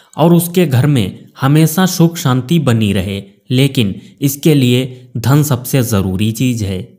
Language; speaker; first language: Hindi; native; Hindi